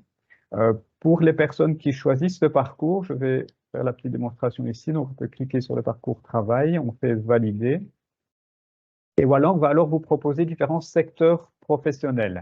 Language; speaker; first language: French; native; French